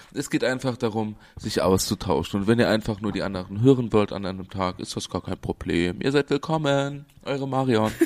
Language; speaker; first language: German; native; German